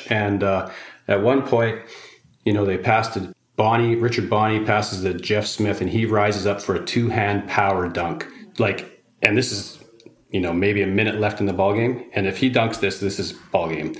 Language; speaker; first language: English; native; English